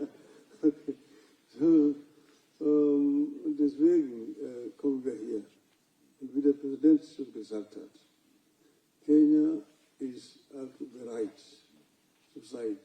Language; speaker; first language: German; non-native, fluent; Luo (Kenya and Tanzania)